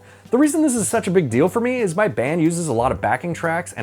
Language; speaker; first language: English; native; English